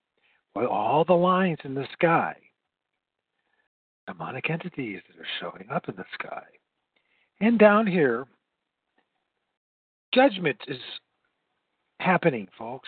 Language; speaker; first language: English; native; English